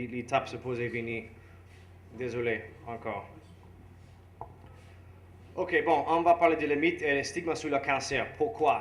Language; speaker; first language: French; non-native, learner; English